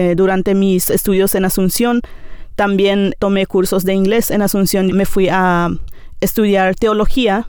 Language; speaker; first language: Spanish; non-native, local second language; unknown